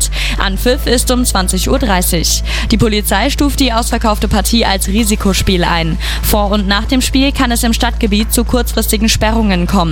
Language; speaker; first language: German; native; German